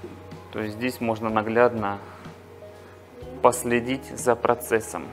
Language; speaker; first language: Russian; native; Russian